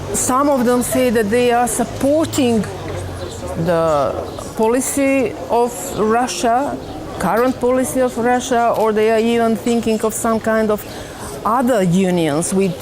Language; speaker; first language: English; non-native, fluent; Macedonian